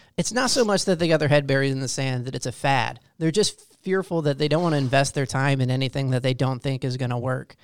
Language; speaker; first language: English; native; English